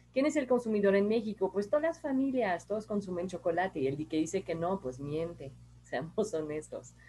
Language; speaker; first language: Spanish; non-native, fluent; French